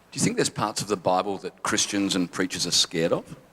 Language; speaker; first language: English; native; English